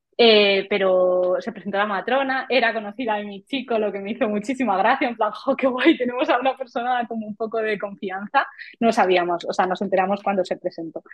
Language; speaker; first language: Spanish; native; Spanish